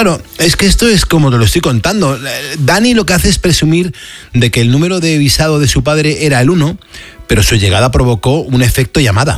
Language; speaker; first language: Spanish; native; Spanish